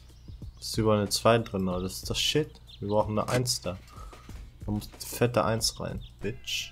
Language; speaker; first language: German; native; German